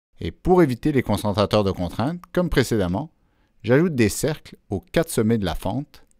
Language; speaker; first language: French; native; French